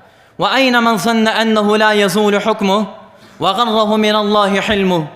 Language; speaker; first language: Arabic; non-native, fluent; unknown